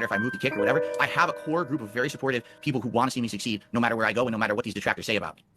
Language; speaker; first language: English; native; English